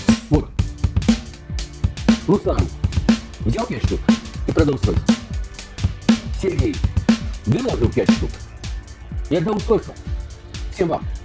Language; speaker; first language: Russian; non-native, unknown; Polish